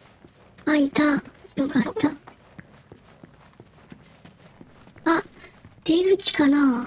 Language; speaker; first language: Japanese; native; Japanese